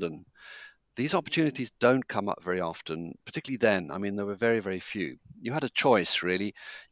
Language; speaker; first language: English; native; English